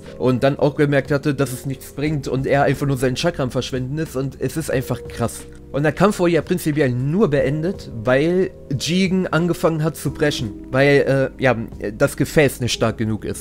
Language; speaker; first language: German; native; German